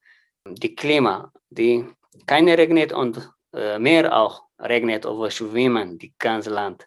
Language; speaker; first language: German; non-native, learner; Tigrinya